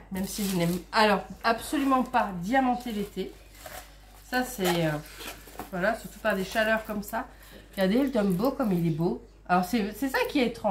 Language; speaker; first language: French; native; French